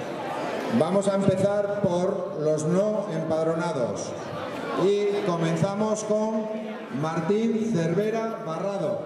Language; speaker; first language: Spanish; native; Spanish